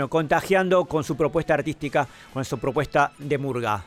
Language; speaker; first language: Spanish; native; Spanish